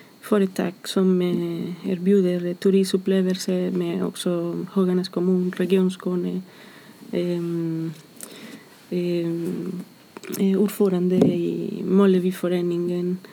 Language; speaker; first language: Swedish; non-native, fluent; Spanish